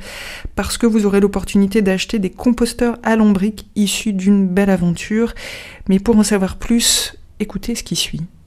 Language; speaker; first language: French; native; French